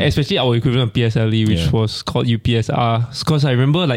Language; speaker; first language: English; non-native, local second language; Min Nan Chinese